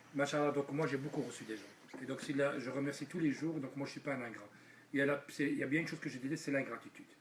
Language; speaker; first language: French; non-native, local second language; Dutch